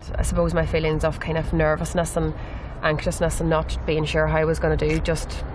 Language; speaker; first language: English; native; English